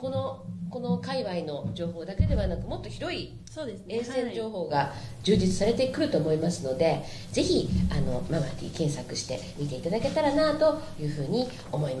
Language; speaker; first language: Japanese; native; Japanese